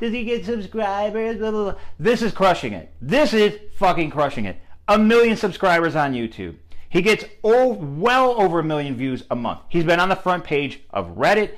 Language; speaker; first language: English; native; English